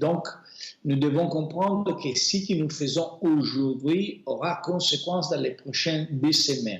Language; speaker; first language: French; non-native, fluent; Italian